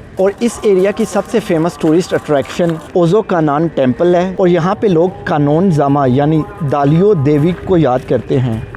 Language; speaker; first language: Urdu; native; Urdu